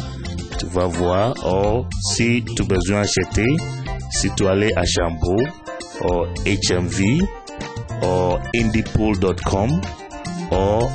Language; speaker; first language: French; non-native, learner; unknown